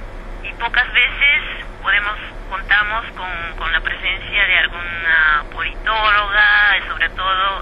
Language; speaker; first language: Spanish; non-native, fluent; Japanese